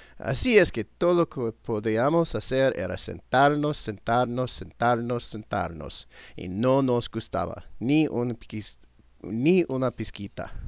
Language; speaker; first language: Spanish; non-native, learner; English